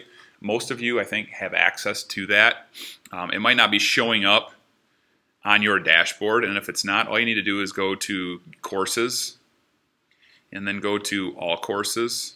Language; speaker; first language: English; native; English